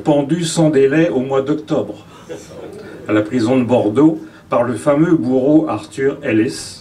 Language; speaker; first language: French; native; French